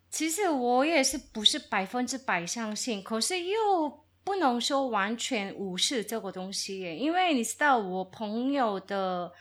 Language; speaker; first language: Chinese; non-native, fluent; Korean